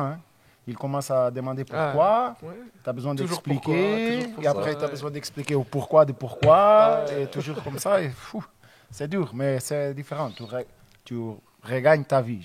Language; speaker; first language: French; non-native, learner; Portuguese